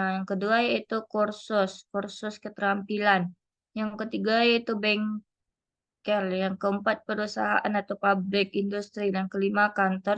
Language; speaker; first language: Indonesian; native; Indonesian